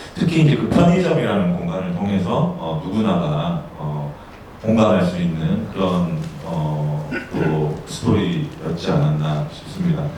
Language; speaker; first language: Korean; native; Korean